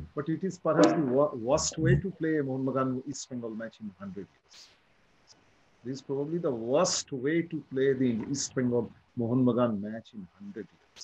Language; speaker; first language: English; non-native, local second language; Bangla